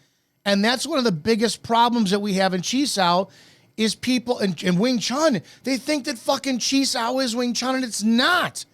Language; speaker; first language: English; native; English